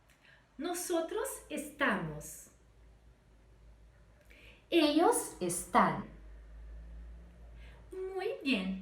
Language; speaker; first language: Spanish; non-native, fluent; Portuguese